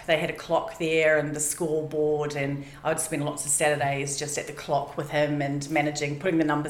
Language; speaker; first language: English; native; English